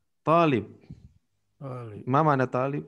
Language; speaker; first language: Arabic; non-native, fluent; Indonesian